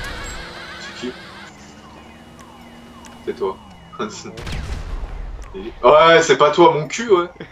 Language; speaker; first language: French; native; French